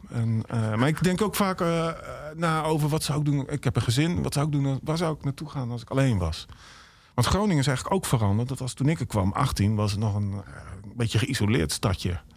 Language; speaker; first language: Dutch; native; Dutch